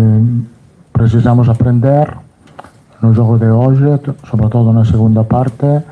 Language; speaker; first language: Portuguese; non-native, learner; Italian